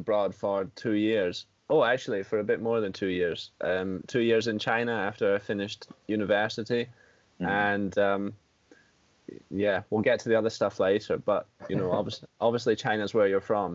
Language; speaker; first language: English; native; English